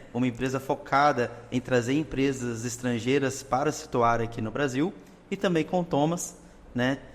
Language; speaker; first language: Portuguese; native; Portuguese